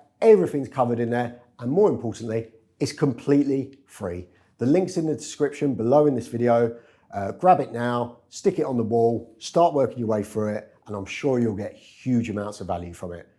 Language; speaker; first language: English; native; English